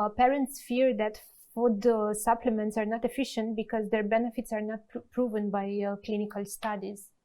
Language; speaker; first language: English; non-native, fluent; Romanian